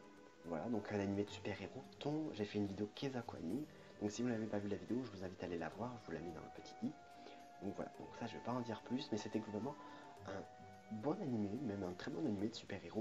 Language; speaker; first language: French; native; French